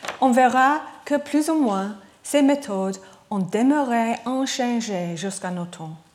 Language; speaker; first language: French; non-native, learner; English